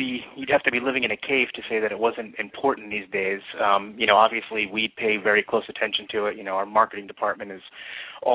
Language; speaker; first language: English; native; English